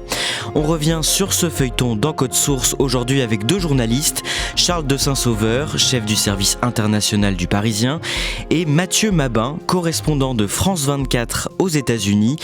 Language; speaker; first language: French; native; French